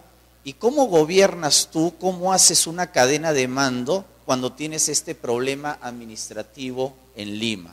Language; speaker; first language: Spanish; native; Spanish